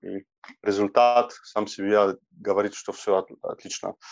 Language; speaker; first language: Russian; non-native, learner; Polish